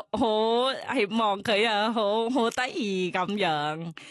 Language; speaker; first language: Cantonese; non-native, learner; Thai